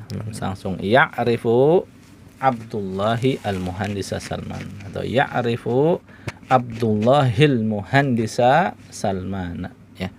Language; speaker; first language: Indonesian; native; Indonesian